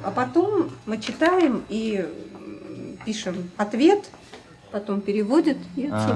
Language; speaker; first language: Russian; native; Russian